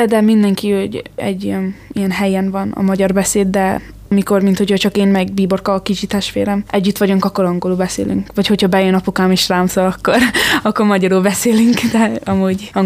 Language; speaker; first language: Hungarian; early bilingual, heritage; English